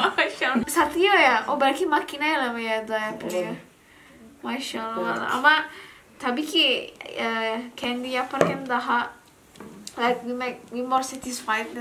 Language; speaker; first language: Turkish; non-native, learner; Indonesian